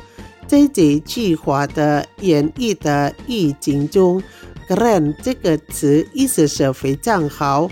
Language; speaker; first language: Chinese; non-native, fluent; Indonesian